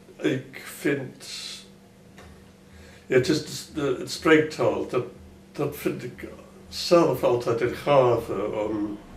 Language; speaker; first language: Dutch; non-native, fluent; English